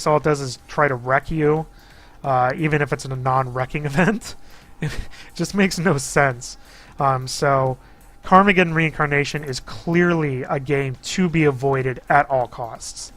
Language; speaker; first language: English; native; English